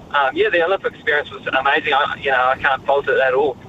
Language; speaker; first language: English; native; English